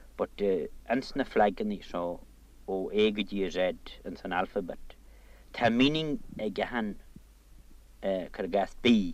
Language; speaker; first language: Irish; native; Irish